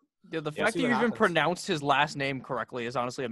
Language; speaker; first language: English; native; English